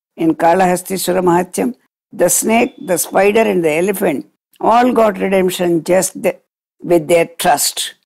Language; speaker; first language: English; non-native, local second language; Telugu